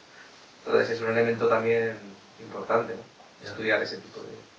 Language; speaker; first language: Spanish; native; Spanish